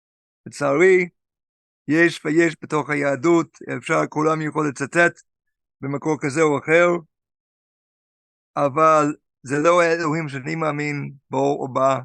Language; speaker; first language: Hebrew; non-native, fluent; English